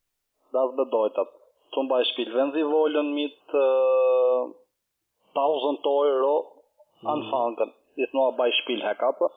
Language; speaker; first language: German; non-native, learner; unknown